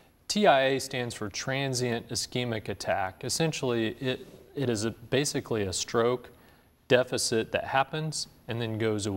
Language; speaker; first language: English; native; English